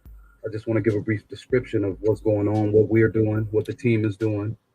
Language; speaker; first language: English; native; English